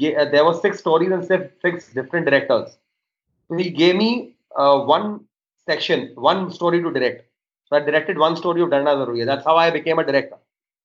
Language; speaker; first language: English; non-native, local second language; Hindi